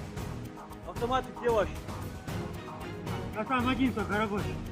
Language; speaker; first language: Russian; native; Russian